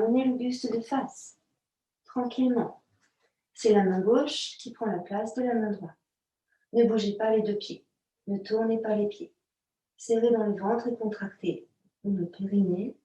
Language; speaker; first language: French; native; French